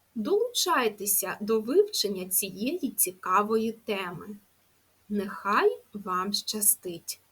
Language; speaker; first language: Ukrainian; native; Ukrainian